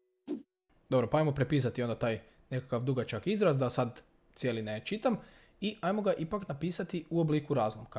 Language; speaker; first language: Croatian; native; Croatian